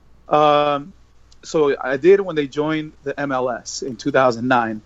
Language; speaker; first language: English; early bilingual, other home language; Spanish